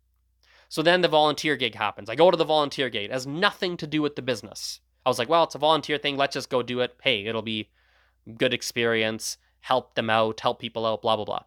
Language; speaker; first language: English; early bilingual, other home language; Gujarati